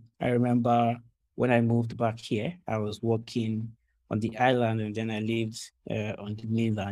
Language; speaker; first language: English; non-native, local second language; Ibibio